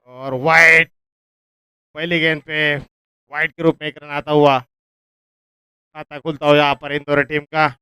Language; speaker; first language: Hindi; non-native, local second language; Marathi